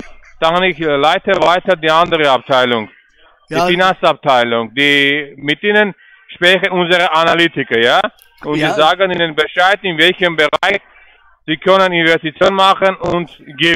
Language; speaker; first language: German; non-native, learner; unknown